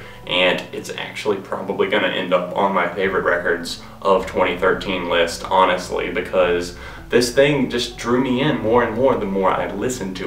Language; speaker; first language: English; native; English